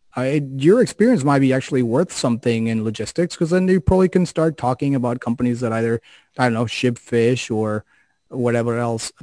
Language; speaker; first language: English; non-native, fluent; Spanish